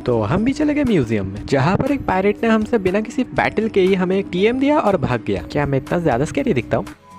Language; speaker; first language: Hindi; native; Hindi